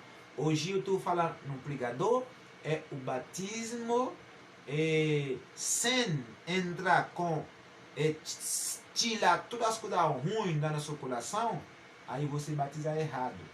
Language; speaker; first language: Portuguese; non-native, learner; Haitian Creole